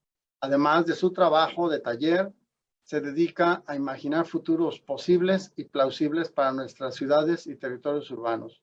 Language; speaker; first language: Spanish; native; Spanish